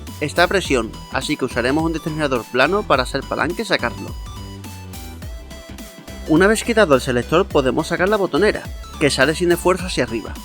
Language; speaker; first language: Spanish; native; Spanish